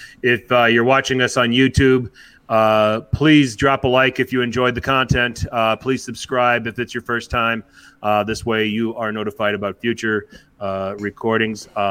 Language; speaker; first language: English; native; English